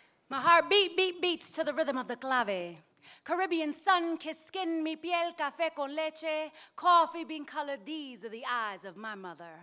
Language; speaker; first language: English; early bilingual, other home language; Spanish